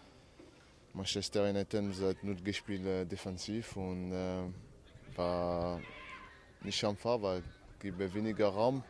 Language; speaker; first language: German; non-native, learner; French